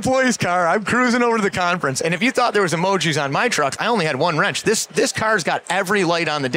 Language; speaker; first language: English; native; English